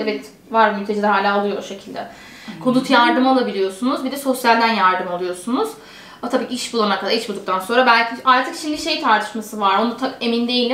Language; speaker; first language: Turkish; native; Turkish